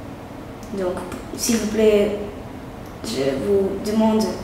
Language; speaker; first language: French; non-native, fluent; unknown